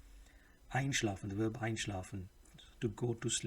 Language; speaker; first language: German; non-native, learner; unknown